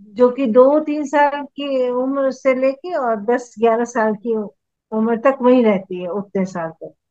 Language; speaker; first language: Hindi; native; Hindi